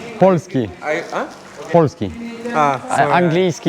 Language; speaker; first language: Russian; non-native, learner; Polish